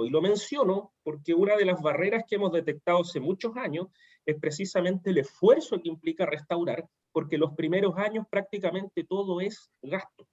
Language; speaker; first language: Spanish; native; Spanish